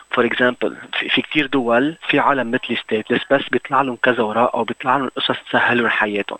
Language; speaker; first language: Arabic; native; Arabic